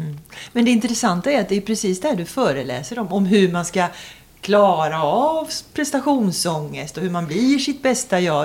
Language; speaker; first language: Swedish; native; Swedish